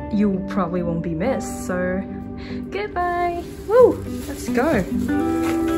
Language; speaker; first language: English; early bilingual, other home language; Chinese